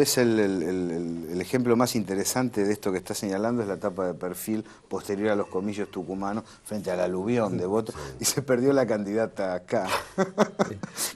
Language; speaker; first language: Spanish; native; Spanish